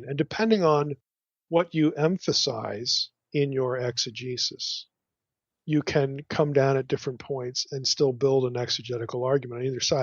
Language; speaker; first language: English; native; English